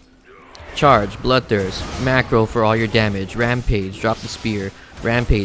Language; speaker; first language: English; native; English